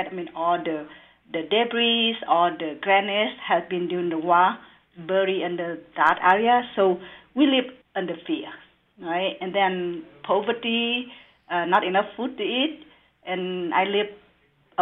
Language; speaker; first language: English; non-native, learner; Vietnamese